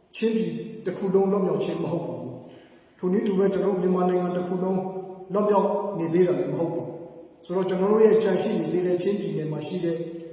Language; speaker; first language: Burmese; non-native, local second language; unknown